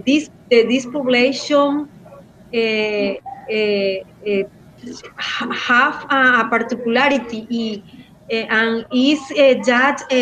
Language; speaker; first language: English; non-native, learner; Spanish